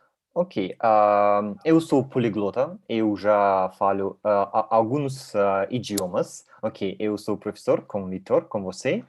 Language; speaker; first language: Portuguese; non-native, learner; Russian